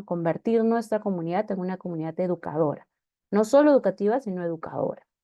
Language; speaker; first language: Spanish; native; Spanish